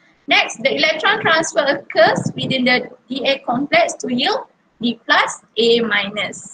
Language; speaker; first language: English; non-native, local second language; Malay